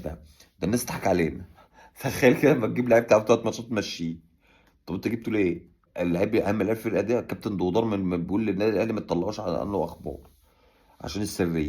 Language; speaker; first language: Arabic; native; Arabic